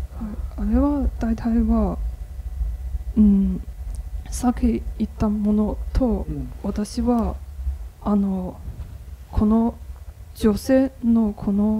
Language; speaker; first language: Japanese; non-native, learner; Chinese